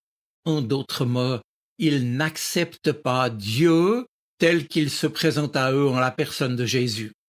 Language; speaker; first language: French; native; French